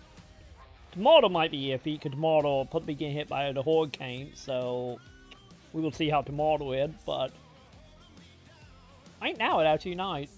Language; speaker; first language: English; native; English